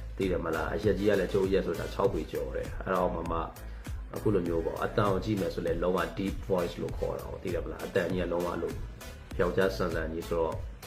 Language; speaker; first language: Burmese; non-native, local second language; Mizo